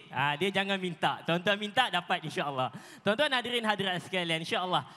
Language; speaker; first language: Malay; native; Malay